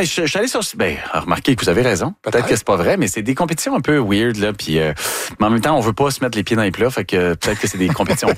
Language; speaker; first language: French; native; French